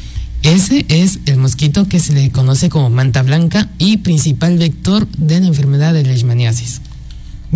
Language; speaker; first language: Spanish; native; Spanish